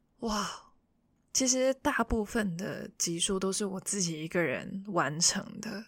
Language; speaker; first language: Chinese; non-native, local second language; Cantonese